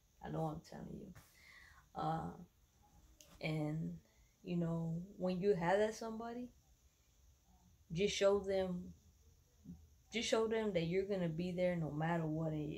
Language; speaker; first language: English; early bilingual, other home language; Spanish